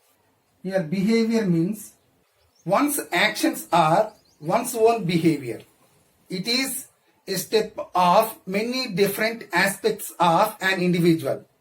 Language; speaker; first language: English; non-native, local second language; Telugu